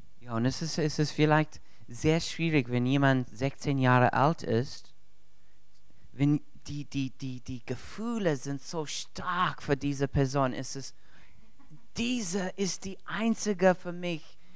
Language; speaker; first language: German; non-native, learner; English